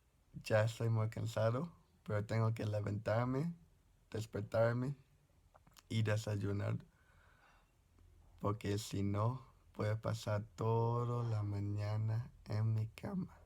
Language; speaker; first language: Spanish; non-native, fluent; English